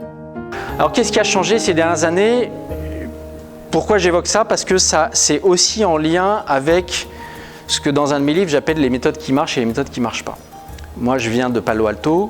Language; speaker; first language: French; native; French